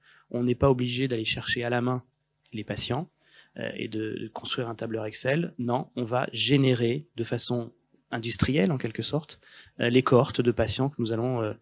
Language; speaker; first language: French; native; French